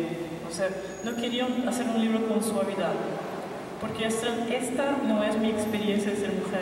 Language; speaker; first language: Spanish; non-native, local second language; Portuguese